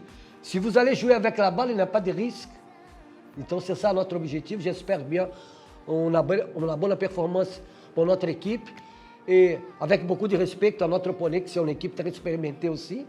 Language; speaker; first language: French; non-native, fluent; Portuguese